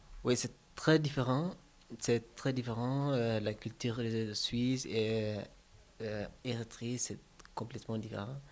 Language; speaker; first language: French; non-native, learner; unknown